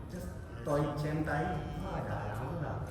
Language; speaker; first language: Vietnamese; non-native, learner; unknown